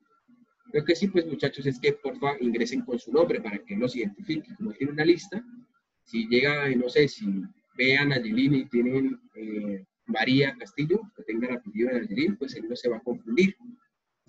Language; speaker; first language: Spanish; native; Spanish